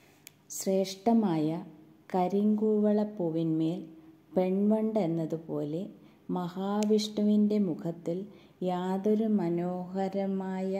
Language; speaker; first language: Malayalam; native; Malayalam